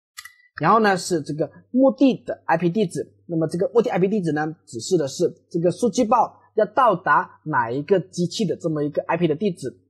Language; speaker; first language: Chinese; native; Chinese